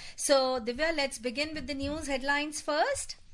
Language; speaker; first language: English; non-native, local second language; Hindi